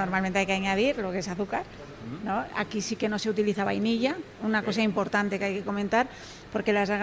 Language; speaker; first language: Spanish; native; Spanish